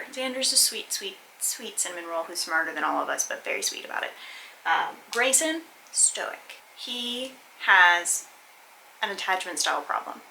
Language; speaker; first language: English; native; English